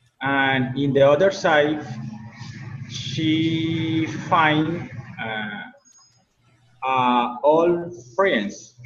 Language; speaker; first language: English; non-native, learner; Spanish